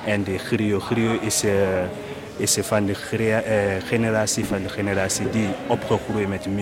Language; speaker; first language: Dutch; non-native, learner; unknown